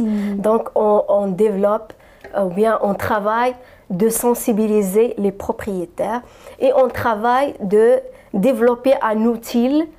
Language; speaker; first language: French; non-native, local second language; Arabic